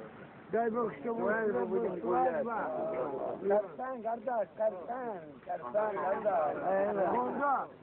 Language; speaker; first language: Russian; non-native, local second language; Azerbaijani